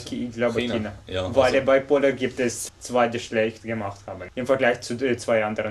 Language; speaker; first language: German; non-native, fluent; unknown